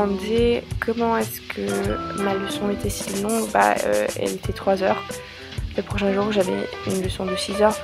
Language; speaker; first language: French; non-native, fluent; Finnish